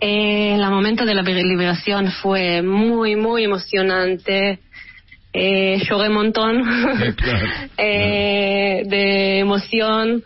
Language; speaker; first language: Spanish; early bilingual, heritage; Hebrew